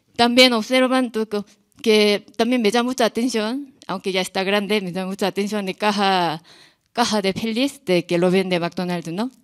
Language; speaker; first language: Spanish; non-native, learner; Korean